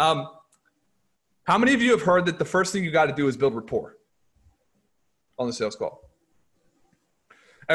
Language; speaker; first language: English; native; English